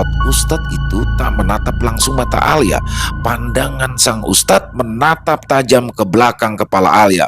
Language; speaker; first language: Indonesian; native; Indonesian